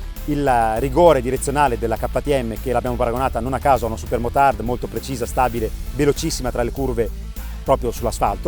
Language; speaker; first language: Italian; native; Italian